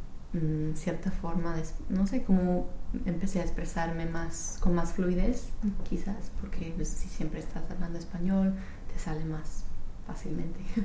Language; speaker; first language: Spanish; non-native, fluent; English